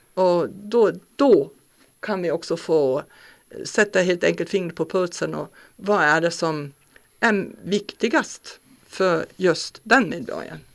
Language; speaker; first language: Swedish; non-native, fluent; German